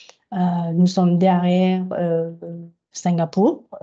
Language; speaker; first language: French; non-native, fluent; Vietnamese